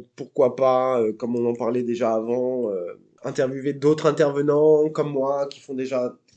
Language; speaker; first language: French; native; French